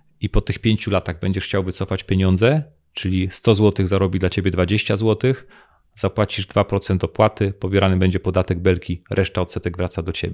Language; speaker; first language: Polish; native; Polish